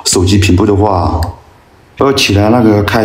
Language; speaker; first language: Chinese; non-native, local second language; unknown